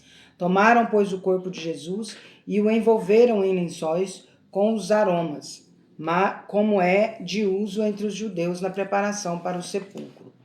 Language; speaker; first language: Portuguese; native; Portuguese